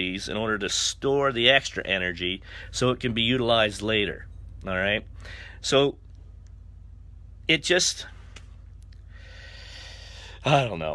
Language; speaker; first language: English; native; English